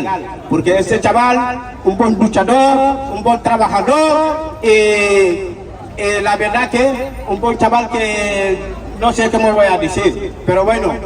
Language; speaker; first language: Spanish; non-native, learner; Wolof